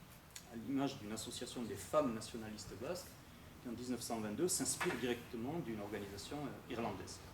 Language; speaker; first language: French; native; French